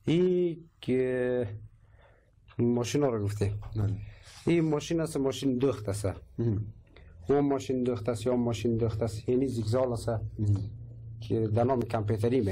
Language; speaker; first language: Persian; native; Persian